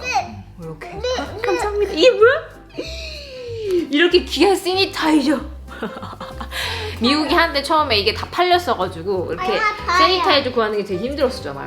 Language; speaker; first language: Korean; non-native, fluent; English